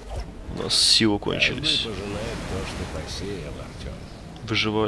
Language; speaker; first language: Russian; native; Russian